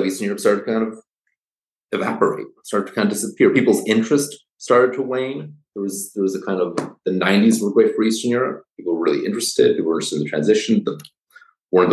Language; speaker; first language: English; early bilingual, other home language; Polish